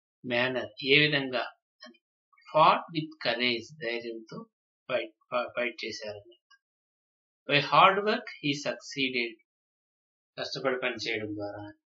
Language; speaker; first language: English; non-native, local second language; Telugu